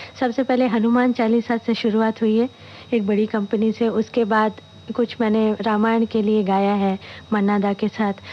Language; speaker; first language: Hindi; non-native, local second language; Bangla